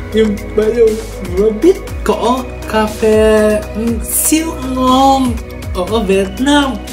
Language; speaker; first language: Vietnamese; non-native, fluent; Japanese